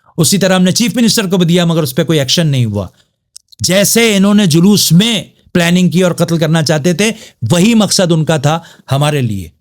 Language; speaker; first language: Urdu; native; Urdu